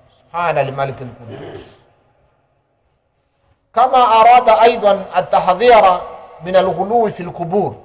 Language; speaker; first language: Arabic; non-native, fluent; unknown